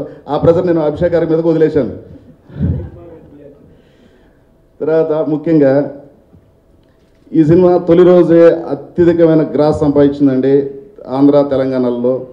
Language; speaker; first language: Telugu; native; Telugu